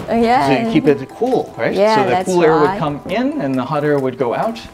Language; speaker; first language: English; native; English